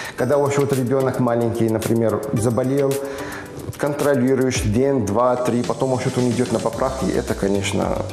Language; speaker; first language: Russian; non-native, fluent; Arabic